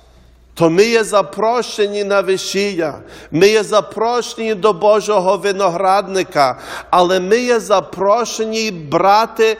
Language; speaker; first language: Ukrainian; early bilingual, heritage; Ukrainian